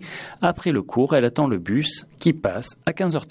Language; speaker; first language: French; native; French